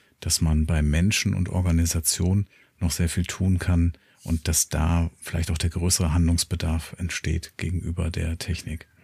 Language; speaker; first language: German; native; German